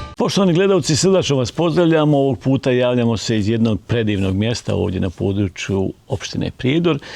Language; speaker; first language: Bosnian; native; Bosnian